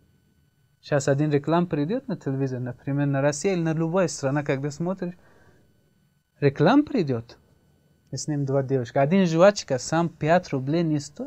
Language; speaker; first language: Russian; non-native, learner; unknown